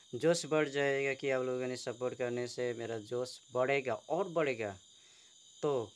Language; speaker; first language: Hindi; non-native, local second language; Nepali